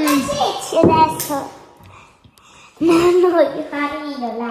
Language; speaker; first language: Italian; early bilingual, other home language; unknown